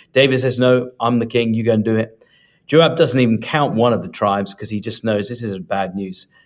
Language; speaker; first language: English; native; English